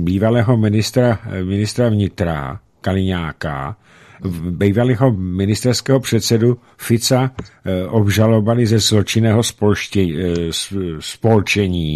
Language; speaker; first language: Czech; native; Czech